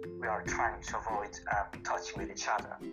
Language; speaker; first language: English; non-native, learner; Korean